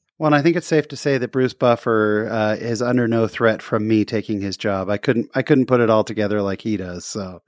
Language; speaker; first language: English; native; English